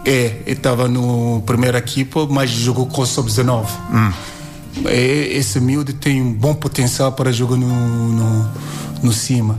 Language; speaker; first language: Portuguese; non-native, learner; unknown